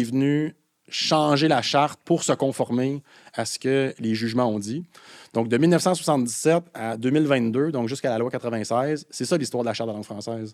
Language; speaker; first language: French; native; French